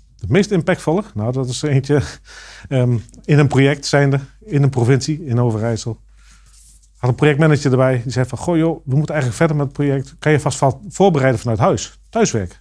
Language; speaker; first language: Dutch; native; Dutch